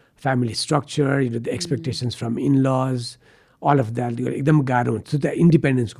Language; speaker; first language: English; non-native, local second language; Nepali